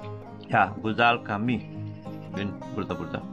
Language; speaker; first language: Turkish; non-native, learner; Hindi